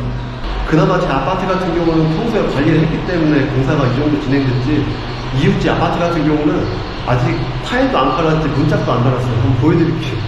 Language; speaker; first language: Korean; native; Korean